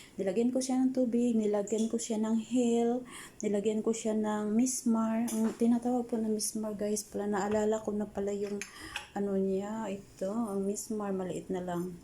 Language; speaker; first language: Filipino; non-native, local second language; Cebuano